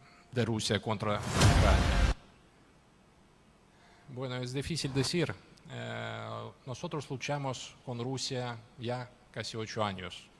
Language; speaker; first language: Spanish; non-native, learner; Ukrainian